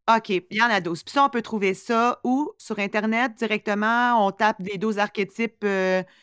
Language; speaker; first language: French; native; French